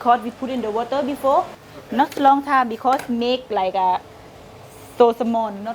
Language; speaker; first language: English; non-native, learner; Thai